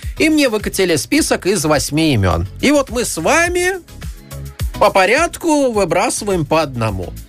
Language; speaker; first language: Russian; native; Russian